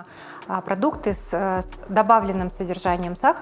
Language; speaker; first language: Russian; native; Russian